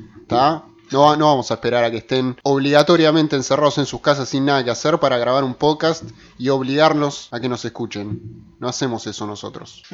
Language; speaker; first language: Spanish; native; Spanish